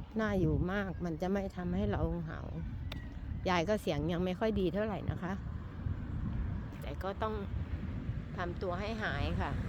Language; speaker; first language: Thai; native; Thai